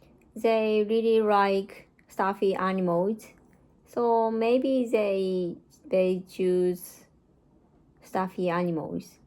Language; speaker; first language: English; non-native, learner; Japanese